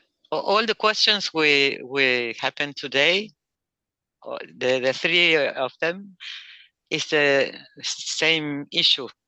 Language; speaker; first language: English; non-native, learner; Spanish